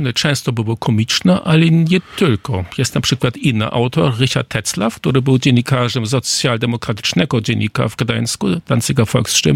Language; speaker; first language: Polish; non-native, fluent; German